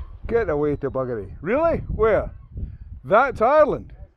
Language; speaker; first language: English; native; English